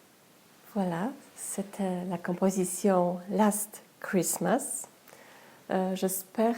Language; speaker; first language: French; non-native, fluent; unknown